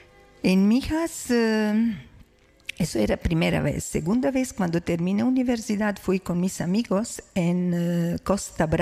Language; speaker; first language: Spanish; non-native, learner; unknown